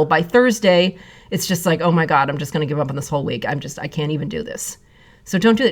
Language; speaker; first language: English; native; English